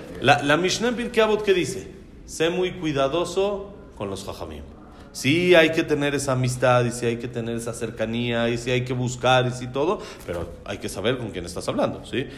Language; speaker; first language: Spanish; native; Spanish